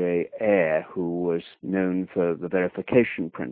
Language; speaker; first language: English; native; English